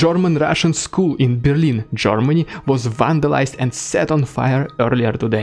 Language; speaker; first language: English; non-native, fluent; Russian